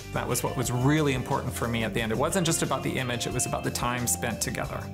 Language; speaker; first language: English; native; English